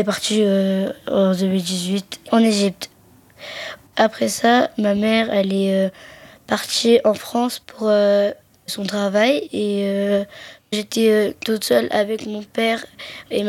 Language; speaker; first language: French; early bilingual, other home language; Arabic